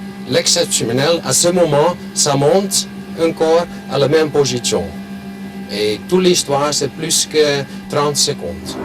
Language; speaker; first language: French; non-native, local second language; German